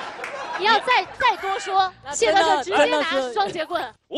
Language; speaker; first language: Chinese; native; Chinese